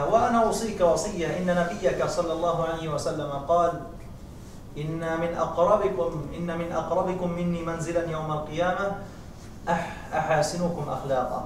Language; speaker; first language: Arabic; native; Arabic